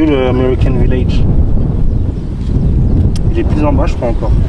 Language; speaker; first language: French; native; French